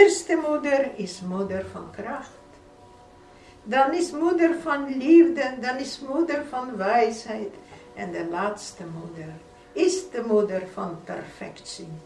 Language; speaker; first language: Dutch; non-native, fluent; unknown